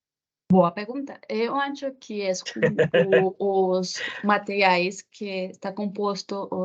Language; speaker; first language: Portuguese; non-native, learner; Spanish